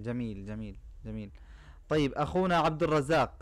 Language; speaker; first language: Arabic; non-native, fluent; Bangla